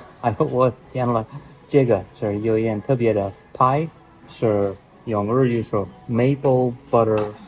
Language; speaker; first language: Chinese; non-native, learner; English